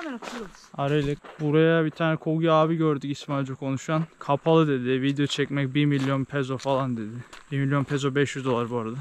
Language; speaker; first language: Turkish; native; Turkish